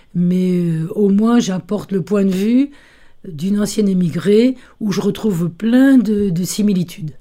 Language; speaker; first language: French; early bilingual, other home language; Italian